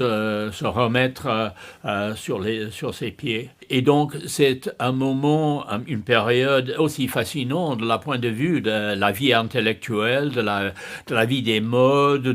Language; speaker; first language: French; non-native, fluent; English